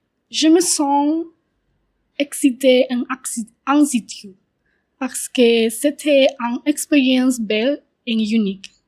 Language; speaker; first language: French; non-native, learner; Spanish